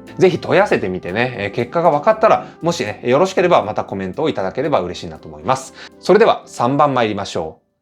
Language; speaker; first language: Japanese; native; Japanese